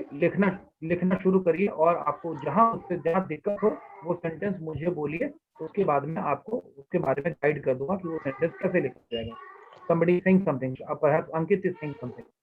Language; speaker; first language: Hindi; native; Hindi